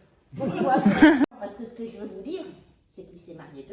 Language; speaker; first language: French; native; French